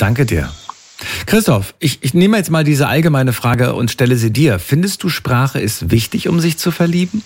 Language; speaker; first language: German; native; German